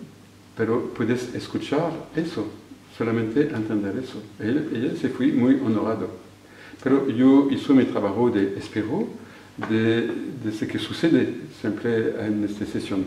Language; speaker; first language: Spanish; non-native, fluent; French